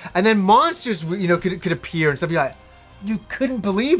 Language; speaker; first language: English; native; English